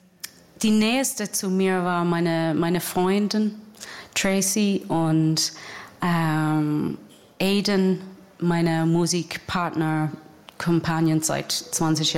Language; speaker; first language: German; non-native, fluent; English